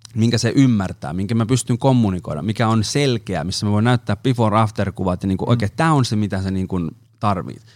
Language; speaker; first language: Finnish; native; Finnish